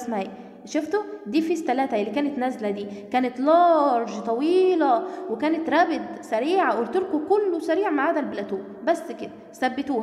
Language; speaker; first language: Arabic; native; Arabic